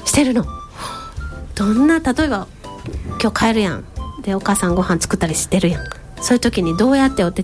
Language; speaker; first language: Japanese; native; Japanese